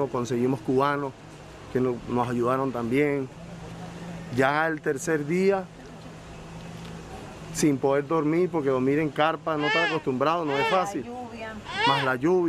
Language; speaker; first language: Spanish; native; Spanish